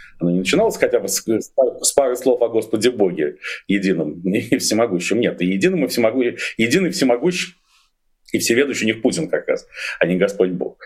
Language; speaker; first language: Russian; native; Russian